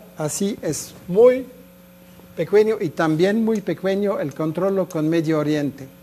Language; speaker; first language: Spanish; non-native, fluent; French